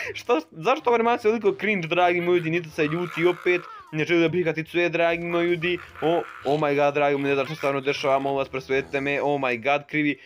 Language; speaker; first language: Serbian; native; Serbian